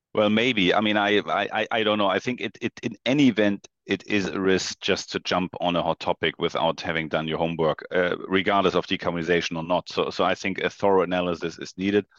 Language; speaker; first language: English; non-native, fluent; German